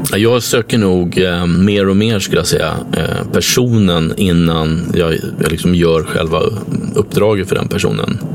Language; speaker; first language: Swedish; native; Swedish